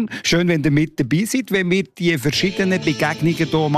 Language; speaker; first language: German; native; German